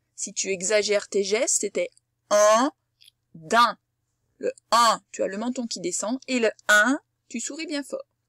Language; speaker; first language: French; native; French